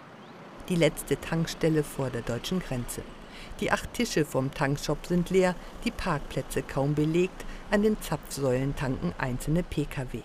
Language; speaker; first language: German; native; German